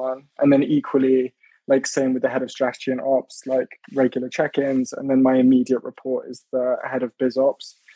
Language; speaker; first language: English; native; English